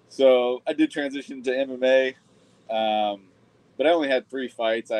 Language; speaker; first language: English; native; English